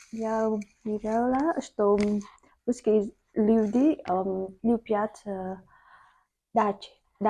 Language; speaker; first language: Russian; non-native, learner; Vietnamese